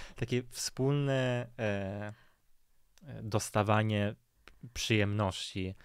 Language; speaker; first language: Polish; non-native, fluent; Italian